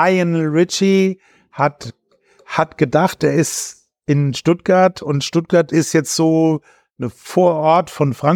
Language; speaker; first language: German; native; German